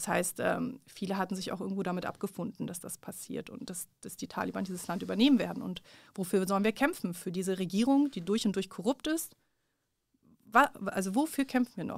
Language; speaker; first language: German; early bilingual, other home language; Persian